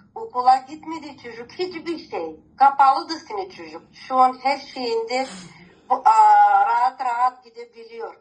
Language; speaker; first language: Turkish; non-native, learner; Greek